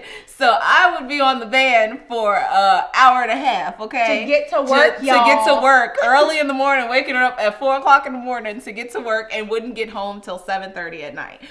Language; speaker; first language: English; native; English